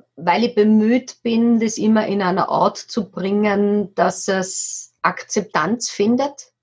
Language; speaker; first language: German; native; German